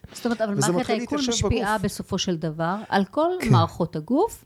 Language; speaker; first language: Hebrew; non-native, fluent; Russian